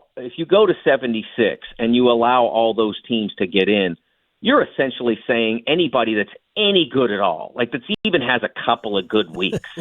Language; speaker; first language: English; native; English